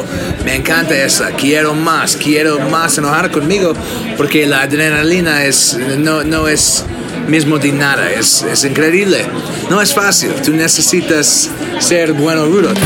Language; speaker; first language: Spanish; non-native, learner; English